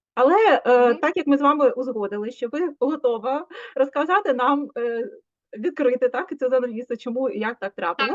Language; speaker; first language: Ukrainian; native; Ukrainian